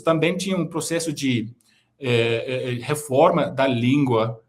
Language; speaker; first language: Portuguese; non-native, fluent; Turkish